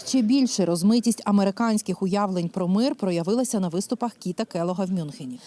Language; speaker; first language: Ukrainian; native; Ukrainian